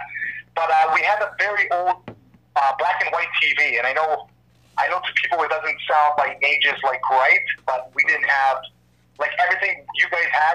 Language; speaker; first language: English; non-native, fluent; Hebrew